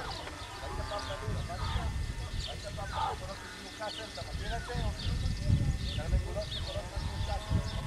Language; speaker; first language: Hebrew; native; Hebrew